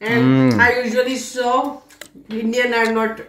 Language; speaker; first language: English; non-native, local second language; Gujarati